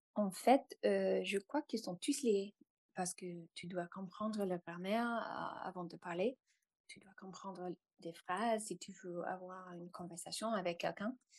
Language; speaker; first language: French; non-native, fluent; English